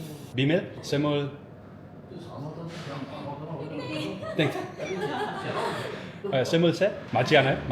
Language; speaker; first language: Korean; non-native, learner; Dutch